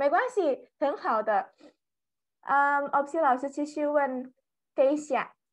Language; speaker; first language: Chinese; non-native, fluent; Indonesian